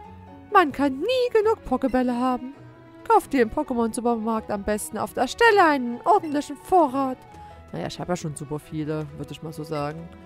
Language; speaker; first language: German; native; German